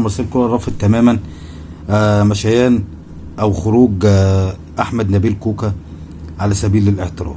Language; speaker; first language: Arabic; native; Arabic